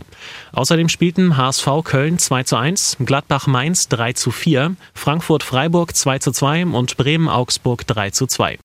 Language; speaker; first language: German; native; German